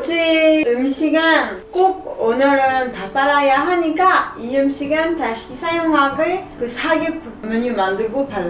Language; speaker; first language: Korean; non-native, learner; French